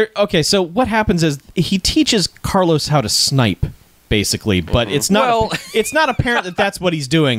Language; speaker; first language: English; native; English